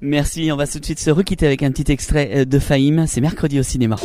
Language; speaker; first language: French; native; French